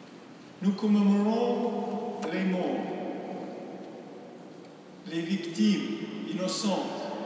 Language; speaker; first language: French; non-native, fluent; English